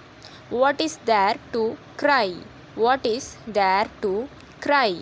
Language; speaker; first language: English; non-native, learner; Hindi